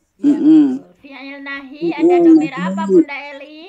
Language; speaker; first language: Indonesian; native; Indonesian